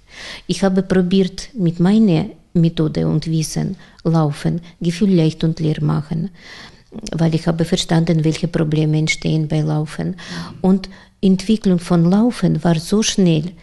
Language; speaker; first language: German; non-native, learner; Russian